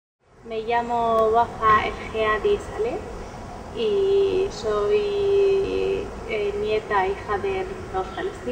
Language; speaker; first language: Spanish; early bilingual, other home language; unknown